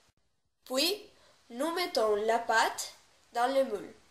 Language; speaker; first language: French; non-native, learner; Spanish